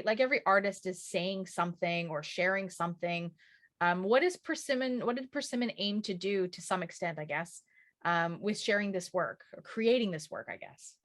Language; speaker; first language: English; native; English